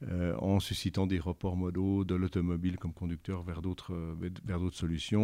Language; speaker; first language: French; native; French